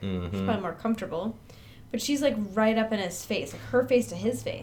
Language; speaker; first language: English; native; English